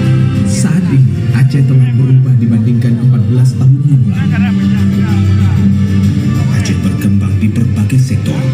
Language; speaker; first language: Indonesian; native; Indonesian